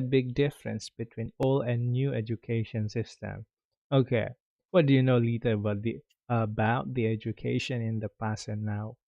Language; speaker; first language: English; non-native, fluent; Indonesian